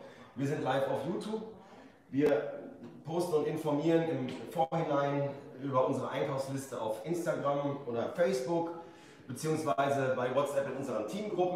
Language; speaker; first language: German; native; German